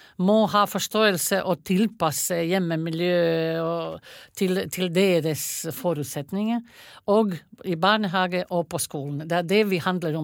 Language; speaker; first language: Norwegian; non-native, fluent; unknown